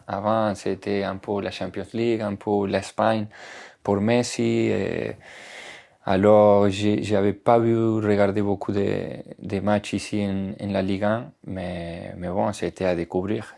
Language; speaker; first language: French; non-native, fluent; Spanish